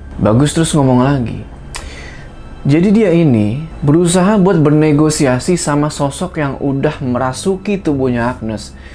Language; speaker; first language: Indonesian; native; Indonesian